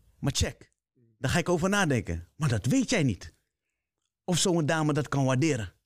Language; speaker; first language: Dutch; native; Dutch